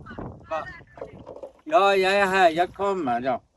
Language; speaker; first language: Swedish; non-native, learner; Persian